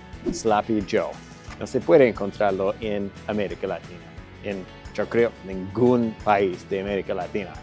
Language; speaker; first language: Spanish; non-native, fluent; English